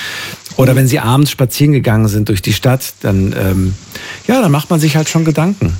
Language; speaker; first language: German; native; German